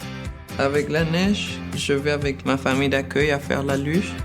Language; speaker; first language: French; non-native, fluent; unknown